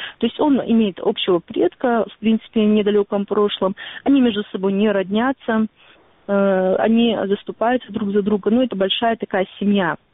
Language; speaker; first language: Russian; non-native, local second language; Ingush